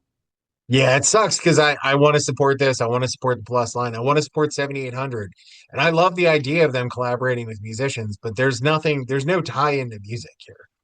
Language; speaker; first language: English; native; English